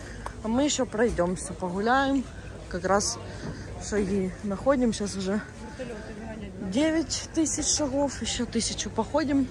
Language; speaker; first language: Russian; non-native, local second language; Ukrainian